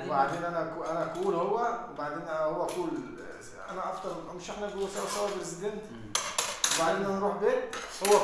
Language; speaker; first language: Arabic; non-native, learner; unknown